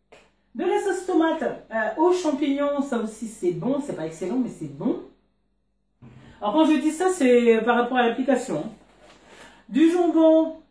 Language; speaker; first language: French; native; French